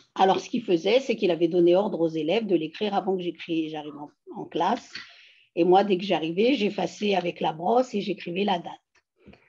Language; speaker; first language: French; native; French